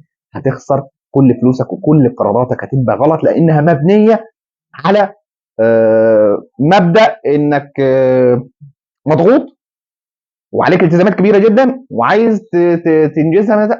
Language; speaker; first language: Arabic; native; Arabic